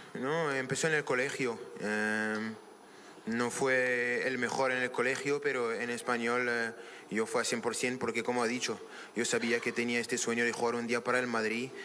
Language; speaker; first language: Spanish; non-native, learner; French